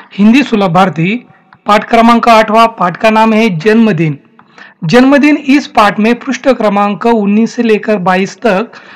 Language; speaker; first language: Hindi; non-native, local second language; Marathi